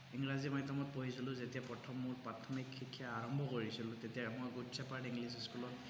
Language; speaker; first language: Assamese; non-native, local second language; Sadri